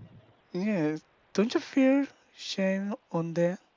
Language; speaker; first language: English; non-native, learner; Korean